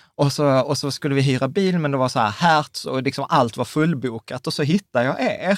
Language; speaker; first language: Swedish; native; Swedish